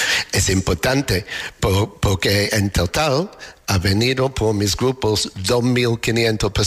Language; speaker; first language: Spanish; non-native, learner; English